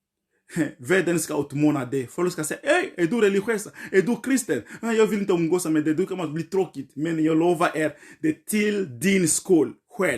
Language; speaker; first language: Swedish; non-native, fluent; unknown